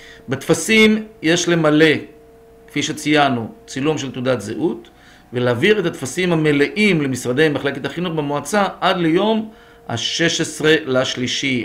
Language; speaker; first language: Hebrew; native; Hebrew